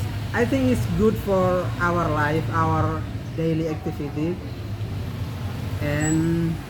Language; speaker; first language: English; non-native, learner; Indonesian